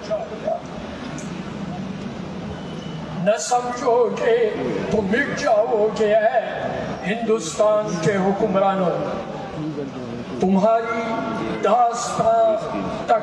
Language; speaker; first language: Urdu; non-native, local second language; Kashmiri